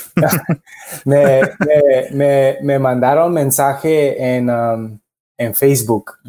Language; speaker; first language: Spanish; early bilingual, heritage; Spanish